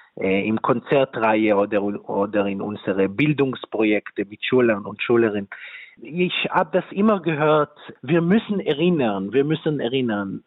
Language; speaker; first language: German; non-native, fluent; Hebrew